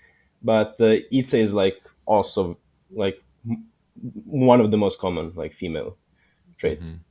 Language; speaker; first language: English; non-native, fluent; Serbian